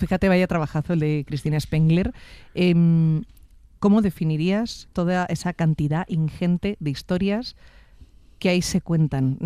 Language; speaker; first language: Spanish; native; Spanish